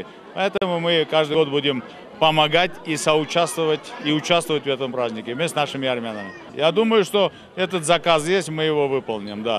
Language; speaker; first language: Russian; non-native, fluent; Georgian